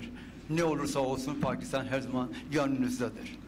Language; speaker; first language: Turkish; non-native, fluent; Urdu